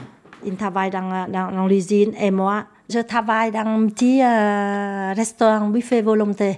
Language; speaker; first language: French; non-native, learner; Vietnamese